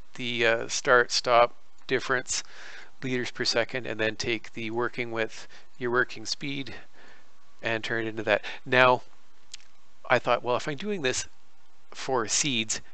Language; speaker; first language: English; native; English